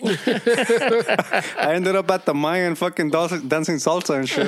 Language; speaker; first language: English; early bilingual, other home language; Spanish